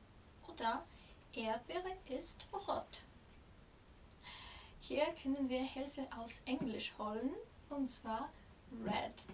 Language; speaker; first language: German; non-native, fluent; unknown